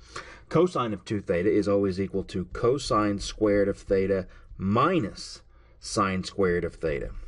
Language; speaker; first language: English; native; English